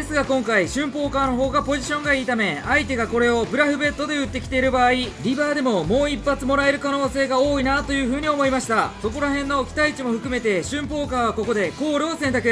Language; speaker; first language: Japanese; native; Japanese